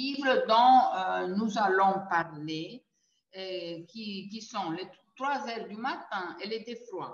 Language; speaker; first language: French; non-native, fluent; Italian